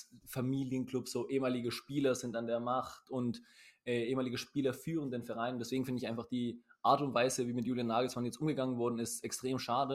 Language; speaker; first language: German; native; German